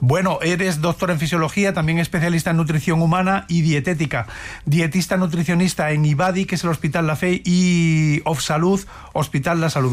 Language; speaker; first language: Spanish; native; Spanish